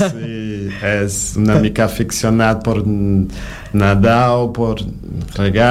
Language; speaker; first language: Catalan; non-native, learner; Portuguese